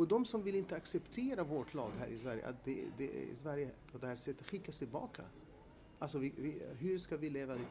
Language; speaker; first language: Swedish; non-native, fluent; Arabic